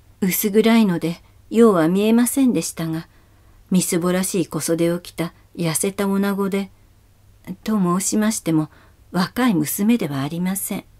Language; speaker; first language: Japanese; native; Japanese